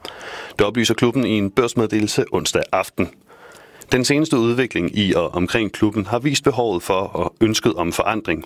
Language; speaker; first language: Danish; native; Danish